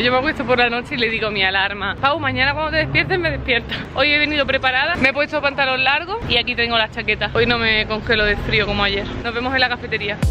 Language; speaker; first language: Spanish; native; Spanish